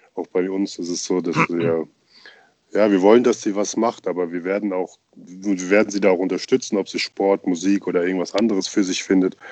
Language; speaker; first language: German; native; German